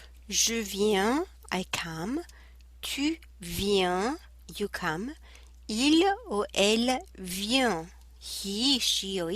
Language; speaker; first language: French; non-native, fluent; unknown